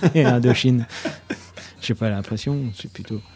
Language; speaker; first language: French; native; French